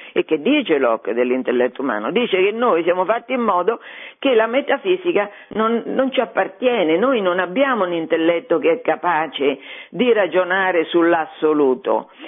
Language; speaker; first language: Italian; native; Italian